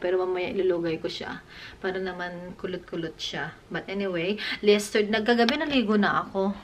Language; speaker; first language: Filipino; native; Filipino